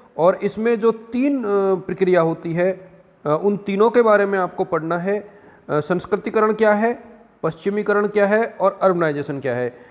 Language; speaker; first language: Hindi; native; Hindi